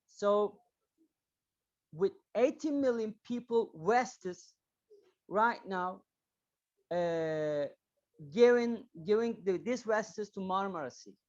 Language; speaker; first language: English; non-native, learner; Turkish